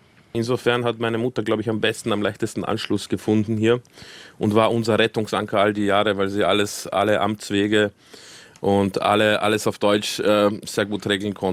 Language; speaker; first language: German; early bilingual, other home language; Croatian